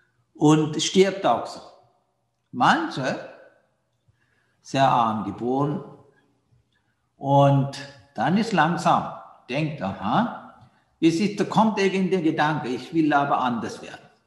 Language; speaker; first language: German; non-native, learner; Sinhala